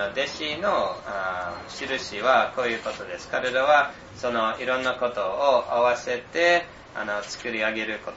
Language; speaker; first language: Japanese; non-native, fluent; English